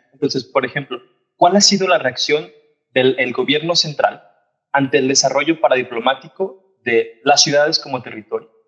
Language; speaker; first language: Spanish; native; Spanish